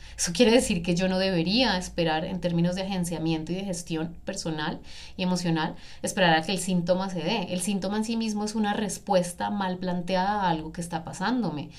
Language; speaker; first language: Spanish; native; Spanish